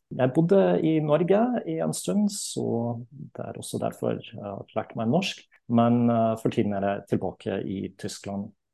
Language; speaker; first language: Norwegian; non-native, fluent; German